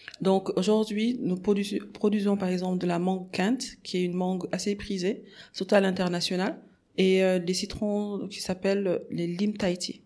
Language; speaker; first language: French; non-native, local second language; Wolof